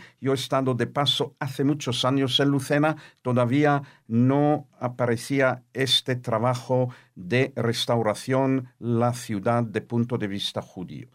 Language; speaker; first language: Spanish; non-native, fluent; Hebrew